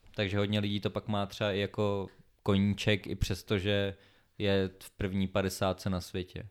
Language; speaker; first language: Czech; native; Czech